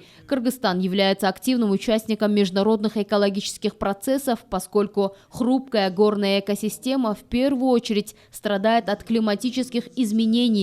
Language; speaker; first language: Russian; native; Russian